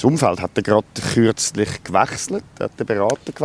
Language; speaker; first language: German; native; German